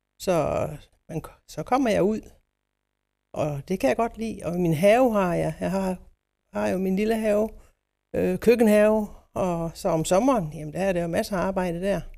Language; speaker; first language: Danish; native; Danish